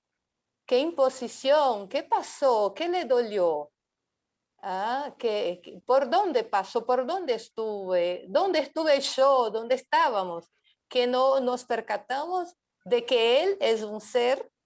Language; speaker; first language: Spanish; non-native, fluent; Portuguese